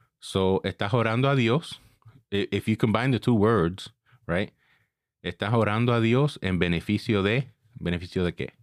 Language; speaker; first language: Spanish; early bilingual, heritage; Spanish